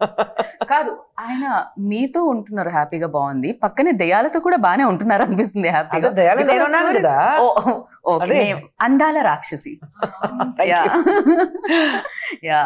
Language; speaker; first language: Telugu; native; Telugu